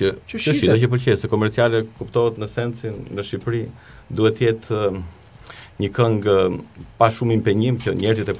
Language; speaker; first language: Albanian; native; Albanian